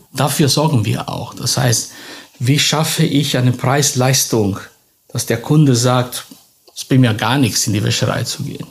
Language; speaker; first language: German; non-native, fluent; Italian